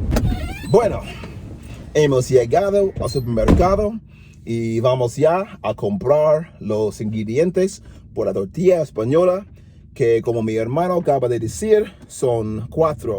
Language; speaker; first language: Spanish; non-native, learner; English